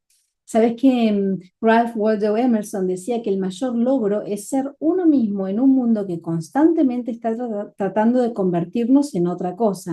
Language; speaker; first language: Spanish; native; Spanish